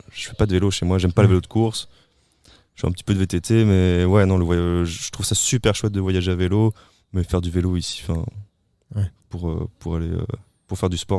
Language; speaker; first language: French; native; French